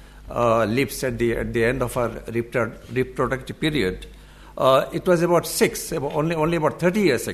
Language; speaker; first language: English; non-native, local second language; Bangla